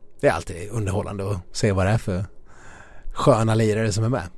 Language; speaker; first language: Swedish; native; Swedish